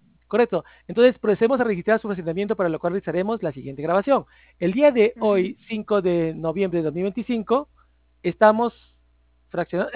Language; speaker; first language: Spanish; native; Spanish